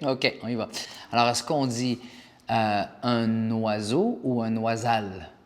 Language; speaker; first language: French; native; French